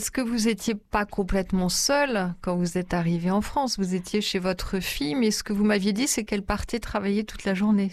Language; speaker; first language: French; native; French